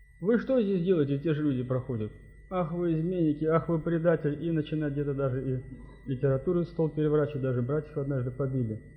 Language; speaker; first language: Russian; native; Russian